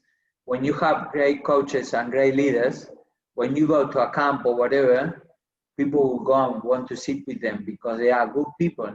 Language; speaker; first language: English; non-native, fluent; Spanish